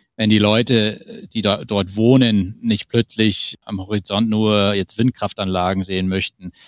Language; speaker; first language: German; non-native, fluent; English